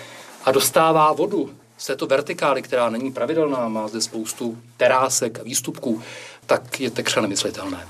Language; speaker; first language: Czech; native; Czech